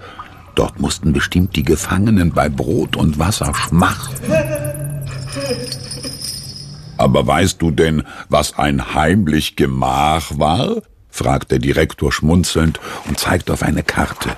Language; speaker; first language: German; native; German